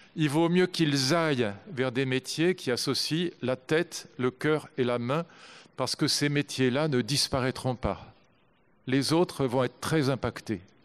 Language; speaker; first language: French; native; French